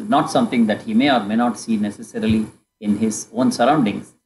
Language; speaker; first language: English; non-native, local second language; Kannada